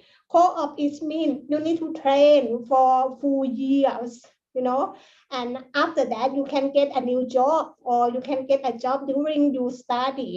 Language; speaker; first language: English; non-native, learner; Thai